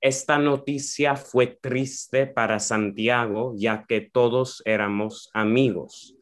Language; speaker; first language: Spanish; early bilingual, heritage; Spanish